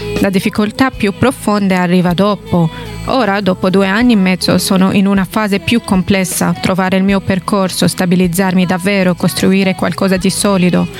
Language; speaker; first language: Italian; non-native, fluent; Arabic